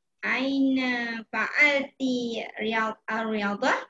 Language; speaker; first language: Arabic; non-native, learner; Malay